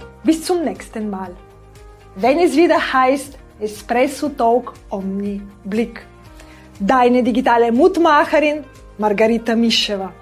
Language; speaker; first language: German; non-native, fluent; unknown